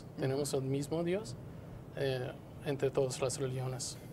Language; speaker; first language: Spanish; non-native, fluent; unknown